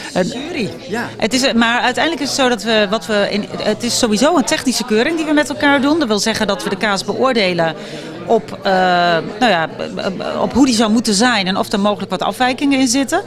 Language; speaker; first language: Dutch; native; Dutch